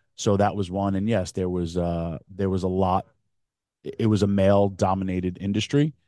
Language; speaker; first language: English; native; English